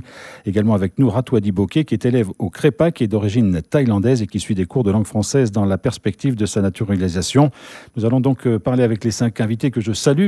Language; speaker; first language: French; native; French